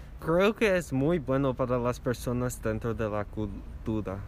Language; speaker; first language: Spanish; non-native, learner; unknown